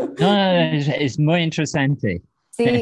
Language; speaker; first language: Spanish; non-native, learner; English